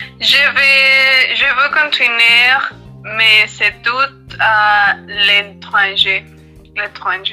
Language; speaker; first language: French; non-native, learner; Spanish